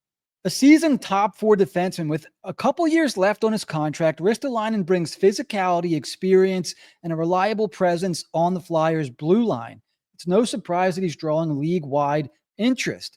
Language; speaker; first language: English; native; English